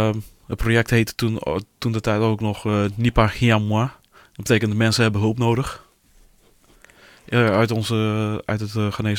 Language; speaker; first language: Dutch; non-native, fluent; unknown